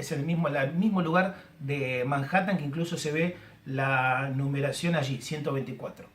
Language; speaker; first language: Spanish; native; Spanish